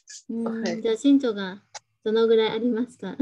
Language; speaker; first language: Japanese; non-native, fluent; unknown